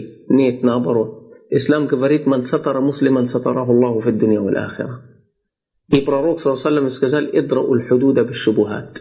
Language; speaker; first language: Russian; non-native, fluent; Arabic